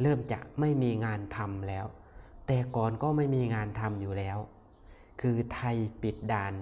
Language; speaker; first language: Thai; non-native, local second language; Northeastern Thai